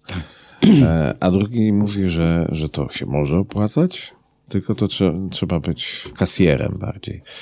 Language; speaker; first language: Polish; native; Polish